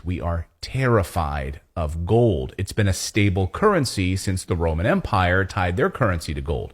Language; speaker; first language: English; native; English